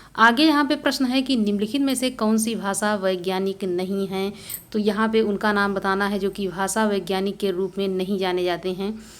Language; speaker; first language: Hindi; native; Hindi